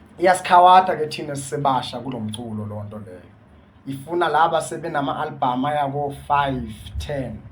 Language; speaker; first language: Zulu; native; Zulu